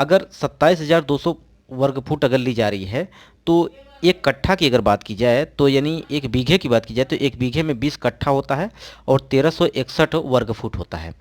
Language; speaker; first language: Hindi; native; Hindi